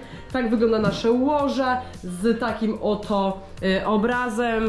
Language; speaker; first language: Polish; native; Polish